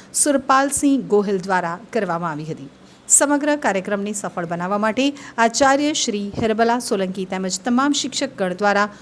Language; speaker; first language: Gujarati; native; Gujarati